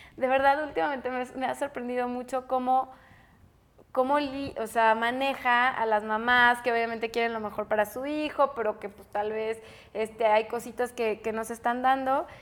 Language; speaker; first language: Spanish; native; Spanish